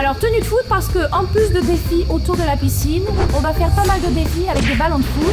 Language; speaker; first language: French; native; French